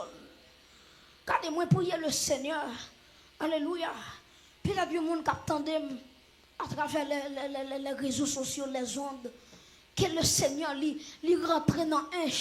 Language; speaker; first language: French; non-native, local second language; Haitian Creole